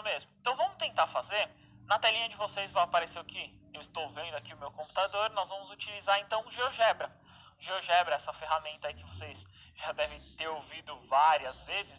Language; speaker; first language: Portuguese; native; Portuguese